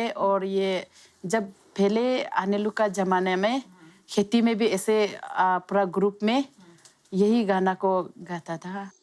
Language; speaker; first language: Hindi; non-native, local second language; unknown